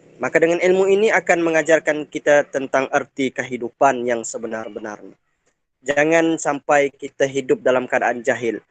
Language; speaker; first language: Malay; non-native, local second language; Iban